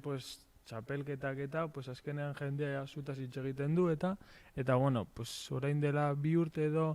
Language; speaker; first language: Basque; non-native, local second language; Spanish